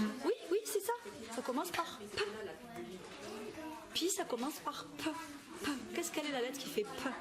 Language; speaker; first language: French; native; French